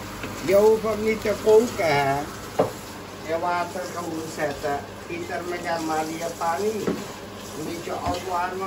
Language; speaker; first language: Dutch; non-native, local second language; Caribbean Hindustani